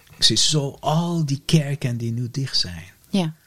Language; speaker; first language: Dutch; non-native, fluent; Persian